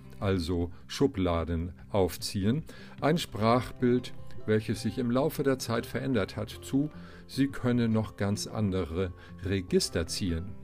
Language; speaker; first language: German; native; German